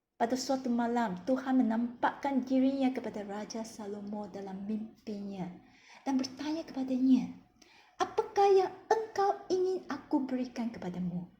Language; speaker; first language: Malay; non-native, local second language; Chinese